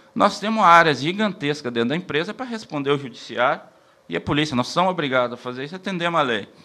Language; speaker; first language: Portuguese; native; Portuguese